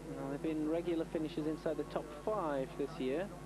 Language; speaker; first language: English; native; English